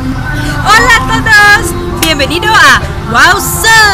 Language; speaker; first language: Spanish; non-native, learner; Thai